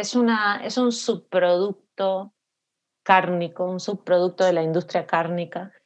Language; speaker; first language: Spanish; native; Spanish